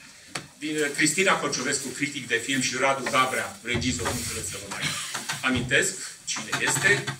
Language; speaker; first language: Romanian; native; Romanian